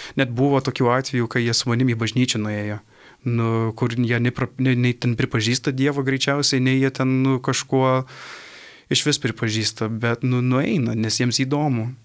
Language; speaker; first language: Lithuanian; early bilingual, heritage; Lithuanian